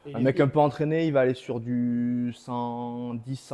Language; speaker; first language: French; native; French